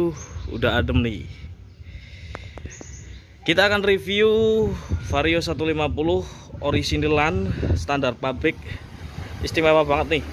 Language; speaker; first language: Indonesian; native; Indonesian